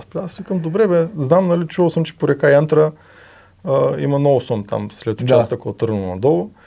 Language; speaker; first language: Bulgarian; native; Bulgarian